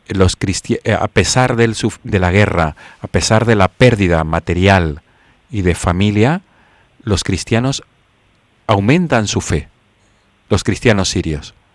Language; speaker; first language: Spanish; native; Spanish